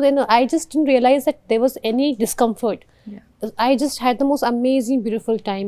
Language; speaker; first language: Telugu; non-native, local second language; Hindi